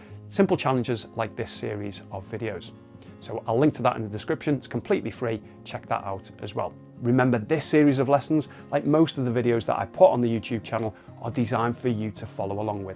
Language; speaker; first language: English; native; English